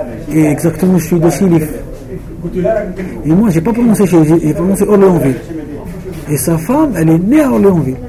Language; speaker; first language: French; non-native, local second language; Arabic